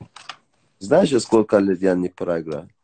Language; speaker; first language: Russian; non-native, learner; Persian